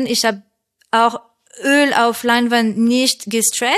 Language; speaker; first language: German; non-native, fluent; French